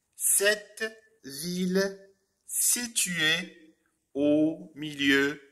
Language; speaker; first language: French; non-native, local second language; Arabic